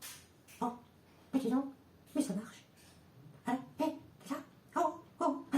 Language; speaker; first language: French; native; French